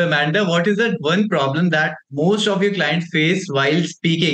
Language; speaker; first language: English; non-native, local second language; Hindi